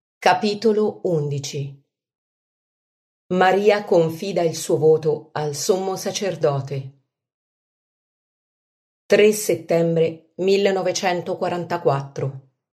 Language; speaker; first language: Italian; native; Italian